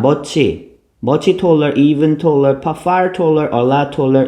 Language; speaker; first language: English; non-native, fluent; Korean